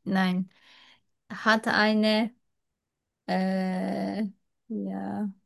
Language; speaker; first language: German; non-native, learner; Turkish